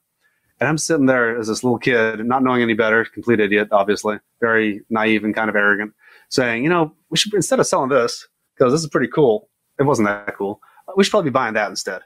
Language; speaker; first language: English; native; English